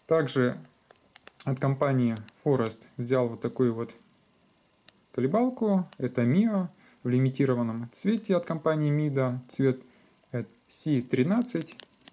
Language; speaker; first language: Russian; native; Russian